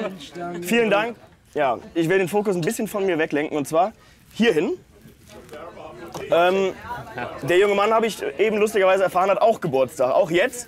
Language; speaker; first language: German; native; German